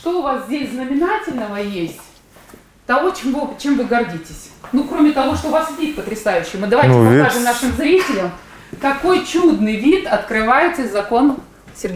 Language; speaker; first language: Russian; native; Russian